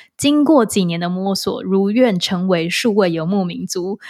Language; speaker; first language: Chinese; native; Chinese